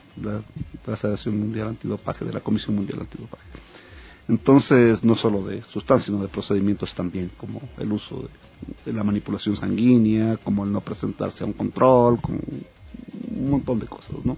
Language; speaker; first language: Spanish; native; Spanish